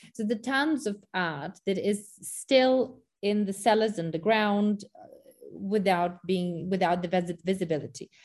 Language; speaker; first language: English; non-native, fluent; Ukrainian